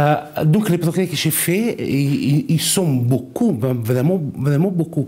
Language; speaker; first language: French; non-native, learner; Italian